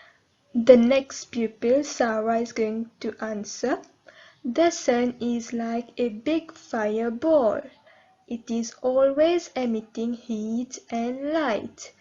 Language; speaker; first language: English; non-native, local second language; Morisyen